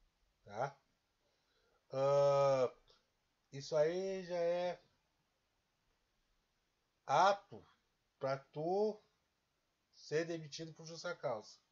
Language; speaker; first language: Portuguese; native; Portuguese